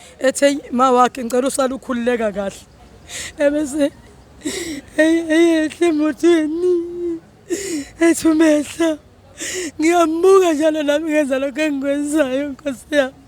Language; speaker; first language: Zulu; native; Zulu